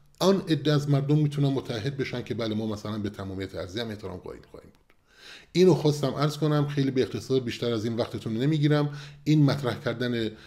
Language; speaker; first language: Persian; non-native, local second language; Kurdish